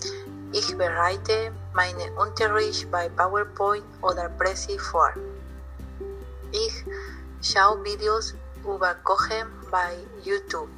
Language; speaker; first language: German; non-native, learner; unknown